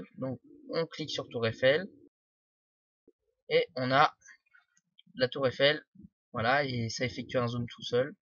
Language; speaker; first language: French; native; French